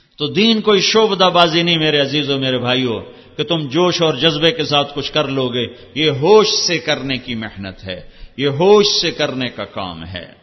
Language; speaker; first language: Urdu; non-native, local second language; Punjabi